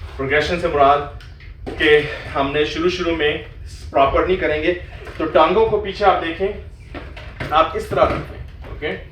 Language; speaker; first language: Urdu; native; Urdu